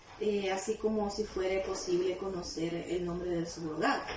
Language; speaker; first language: Spanish; native; Spanish